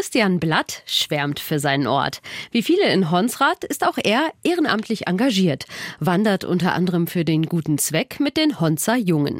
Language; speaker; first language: German; native; German